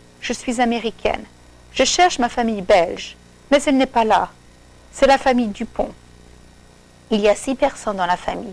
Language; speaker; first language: French; non-native, fluent; English